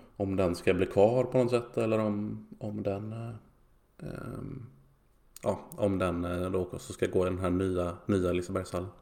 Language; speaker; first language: Swedish; native; Swedish